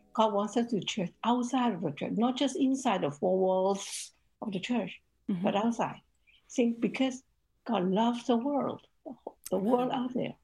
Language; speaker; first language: English; non-native, local second language; Cantonese